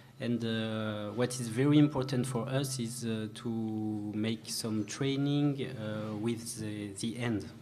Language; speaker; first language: English; non-native, learner; French